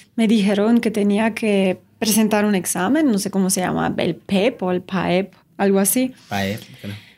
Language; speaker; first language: Spanish; non-native, fluent; Romanian